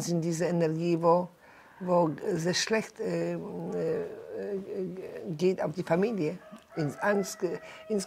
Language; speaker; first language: German; non-native, learner; Polish